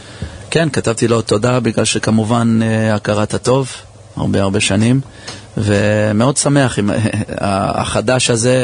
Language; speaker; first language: Hebrew; early bilingual, heritage; English